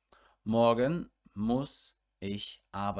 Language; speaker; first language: German; non-native, fluent; English